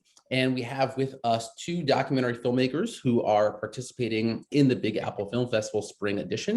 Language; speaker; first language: English; native; English